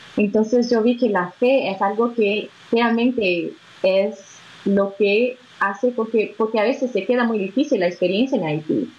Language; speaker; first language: Spanish; non-native, fluent; Portuguese